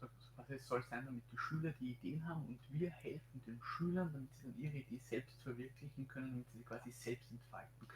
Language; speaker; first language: German; native; German